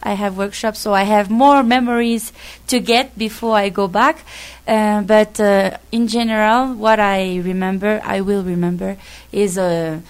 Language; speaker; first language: English; non-native, fluent; French